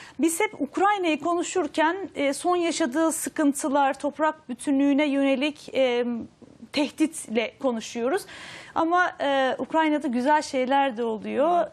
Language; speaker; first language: Turkish; native; Turkish